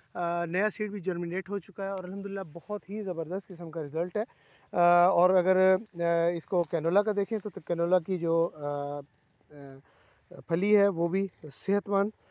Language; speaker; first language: Urdu; non-native, local second language; Saraiki